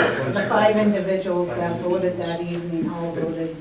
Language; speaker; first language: English; native; English